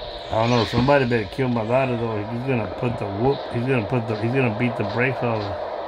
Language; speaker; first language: English; early bilingual, other home language; Spanish